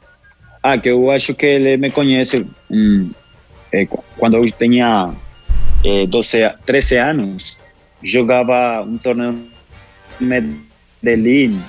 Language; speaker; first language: Portuguese; non-native, local second language; Spanish